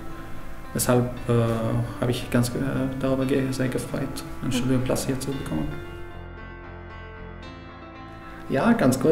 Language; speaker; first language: German; non-native, fluent; Arabic